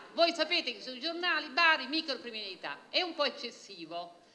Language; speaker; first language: Italian; native; Italian